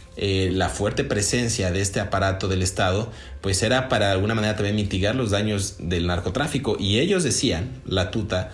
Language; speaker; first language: Spanish; native; Spanish